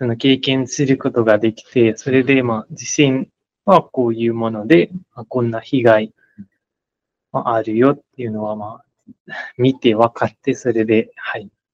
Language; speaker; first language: Japanese; non-native, fluent; Nepali